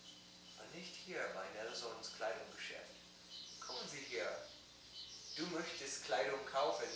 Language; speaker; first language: German; non-native, learner; English